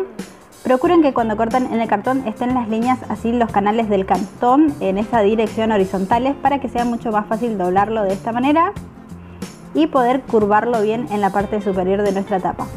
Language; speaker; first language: Spanish; native; Spanish